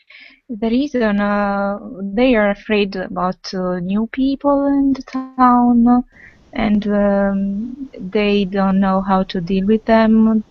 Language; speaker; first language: English; non-native, fluent; Italian